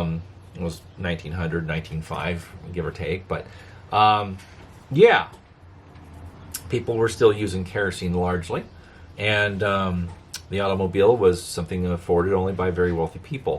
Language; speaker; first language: English; native; English